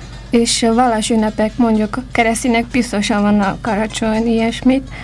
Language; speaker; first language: Hungarian; non-native, fluent; Uyghur